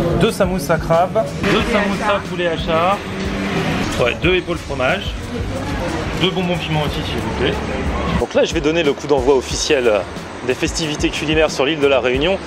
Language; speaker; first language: French; native; French